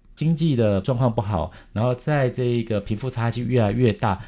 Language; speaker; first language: Chinese; native; Chinese